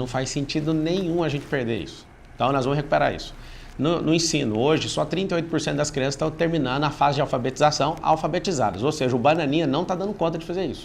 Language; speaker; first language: Portuguese; native; Portuguese